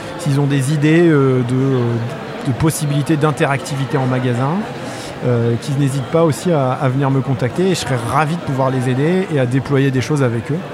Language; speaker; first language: French; non-native, fluent; English